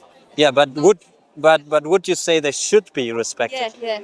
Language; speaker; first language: English; non-native, fluent; German